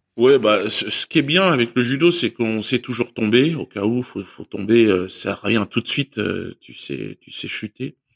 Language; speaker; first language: French; native; French